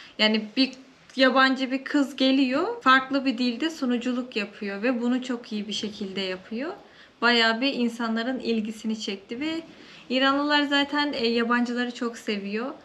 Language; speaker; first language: Turkish; native; Turkish